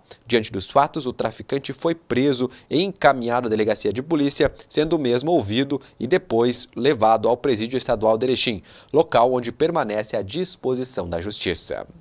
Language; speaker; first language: Portuguese; native; Portuguese